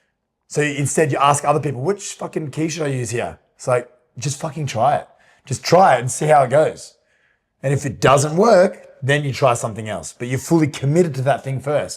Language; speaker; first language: English; native; English